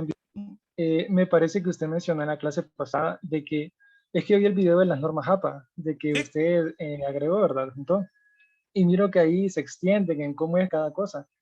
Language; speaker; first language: Spanish; native; Spanish